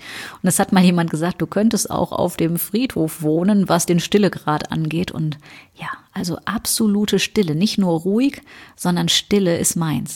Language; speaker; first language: German; native; German